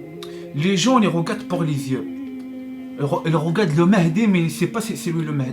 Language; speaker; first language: French; non-native, learner; Arabic